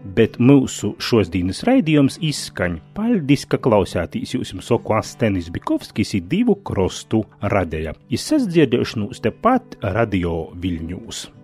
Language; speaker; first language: Latvian; native; Latvian